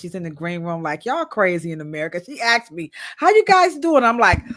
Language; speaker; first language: English; native; English